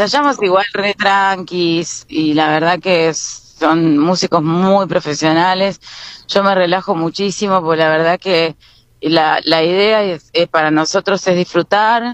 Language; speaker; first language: Spanish; native; Spanish